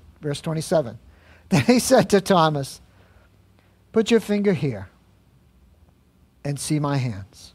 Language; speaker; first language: English; native; English